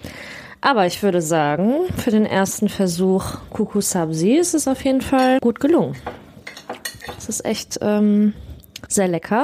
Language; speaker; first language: German; native; German